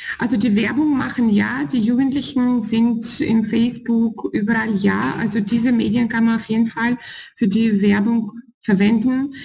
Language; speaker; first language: German; non-native, fluent; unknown